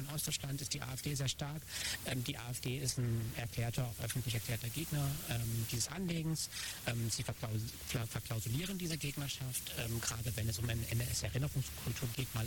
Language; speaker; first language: German; native; German